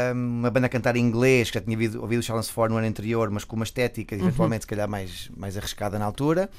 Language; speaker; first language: Portuguese; native; Portuguese